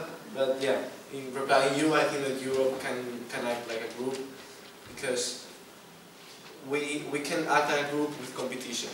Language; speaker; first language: English; non-native, learner; Spanish